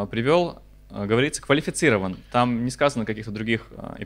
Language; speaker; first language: Russian; native; Russian